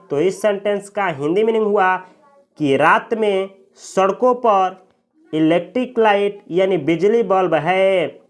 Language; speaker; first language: Hindi; native; Hindi